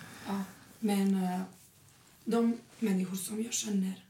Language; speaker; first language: Swedish; non-native, learner; Arabic